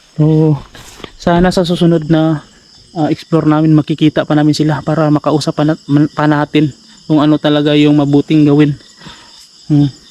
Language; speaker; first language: Filipino; native; Filipino